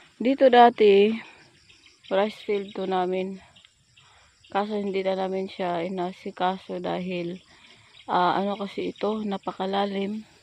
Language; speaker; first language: Filipino; non-native, local second language; Cebuano